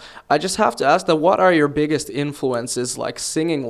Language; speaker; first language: English; non-native, fluent; Finnish